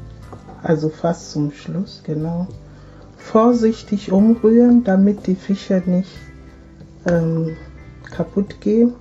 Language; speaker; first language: German; non-native, fluent; Akan